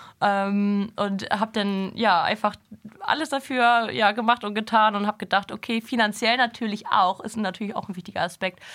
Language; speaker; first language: German; native; German